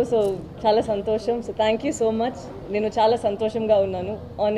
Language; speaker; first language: Telugu; non-native, local second language; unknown